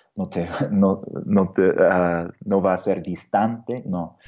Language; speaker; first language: Spanish; non-native, fluent; English